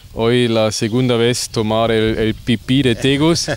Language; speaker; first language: Spanish; non-native, learner; German